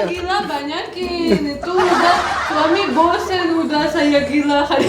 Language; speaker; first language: Indonesian; non-native, learner; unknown